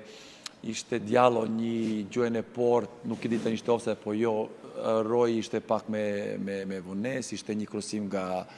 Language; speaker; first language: Albanian; non-native, learner; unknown